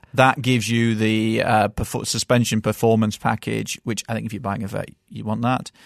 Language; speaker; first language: English; native; English